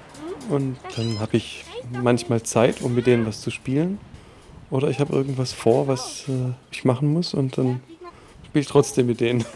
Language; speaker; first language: German; native; German